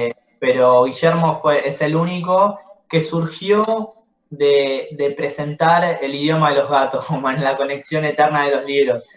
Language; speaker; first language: Spanish; native; Spanish